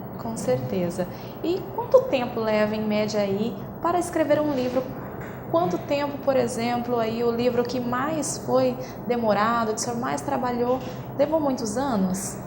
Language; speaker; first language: Portuguese; native; Portuguese